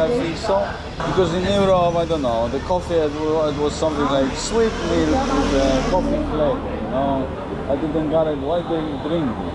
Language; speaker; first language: English; non-native, fluent; Polish